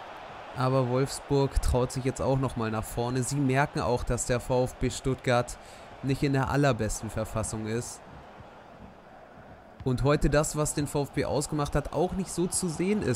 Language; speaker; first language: German; native; German